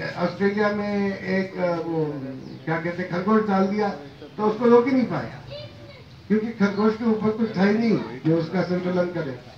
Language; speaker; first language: Hindi; native; Hindi